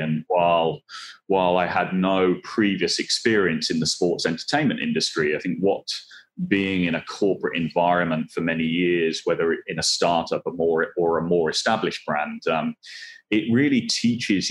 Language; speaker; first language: English; native; English